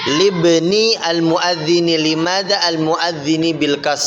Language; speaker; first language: Arabic; non-native, fluent; Indonesian